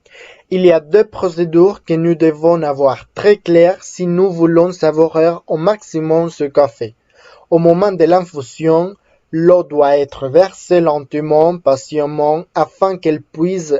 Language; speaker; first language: French; non-native, fluent; Spanish